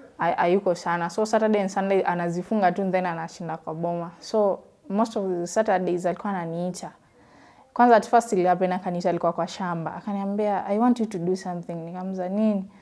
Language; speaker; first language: Swahili; non-native, local second language; Luyia